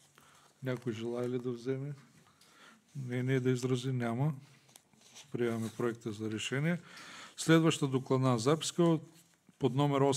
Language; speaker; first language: Bulgarian; native; Bulgarian